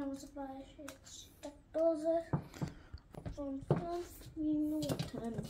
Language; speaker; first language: German; non-native, learner; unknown